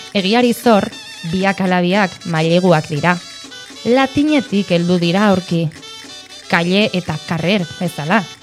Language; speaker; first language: Basque; native; Basque